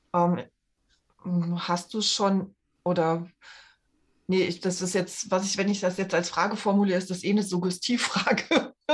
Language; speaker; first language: German; native; German